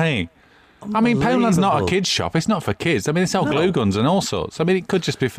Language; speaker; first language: English; native; English